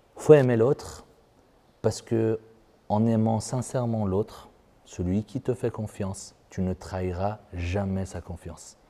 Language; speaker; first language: French; non-native, fluent; Persian